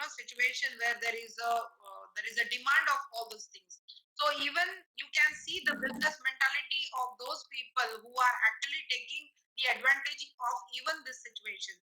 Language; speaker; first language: English; non-native, local second language; Marathi